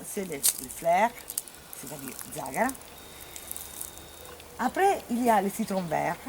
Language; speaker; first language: French; non-native, fluent; Italian